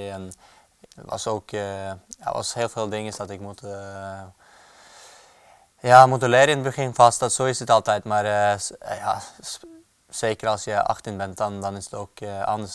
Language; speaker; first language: Dutch; non-native, fluent; Norwegian